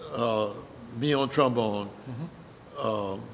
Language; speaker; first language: English; native; English